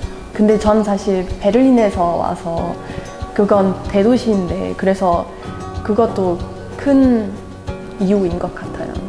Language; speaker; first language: Korean; non-native, fluent; German